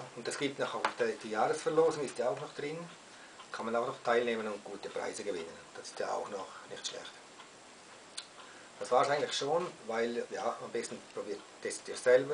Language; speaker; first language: German; native; German